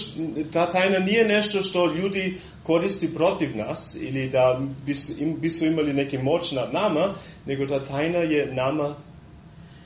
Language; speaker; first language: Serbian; non-native, fluent; German